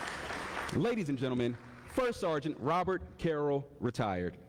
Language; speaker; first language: English; native; English